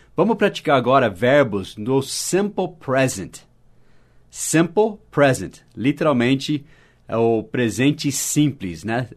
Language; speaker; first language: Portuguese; non-native, fluent; English